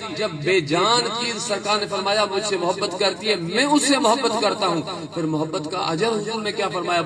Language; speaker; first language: Urdu; non-native, local second language; Sindhi